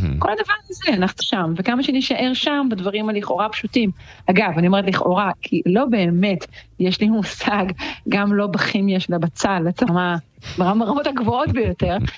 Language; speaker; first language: Hebrew; native; Hebrew